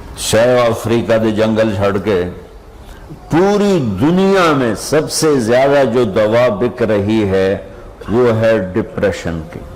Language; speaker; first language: Urdu; non-native, local second language; Punjabi